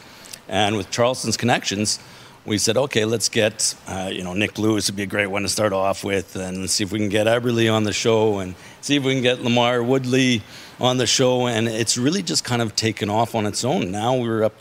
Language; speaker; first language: English; native; English